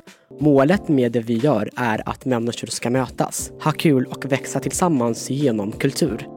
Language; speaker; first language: Swedish; non-native, fluent; Tigrinya